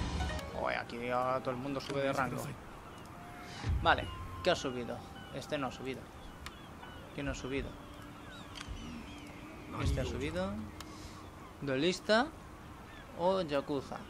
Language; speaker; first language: Spanish; native; Spanish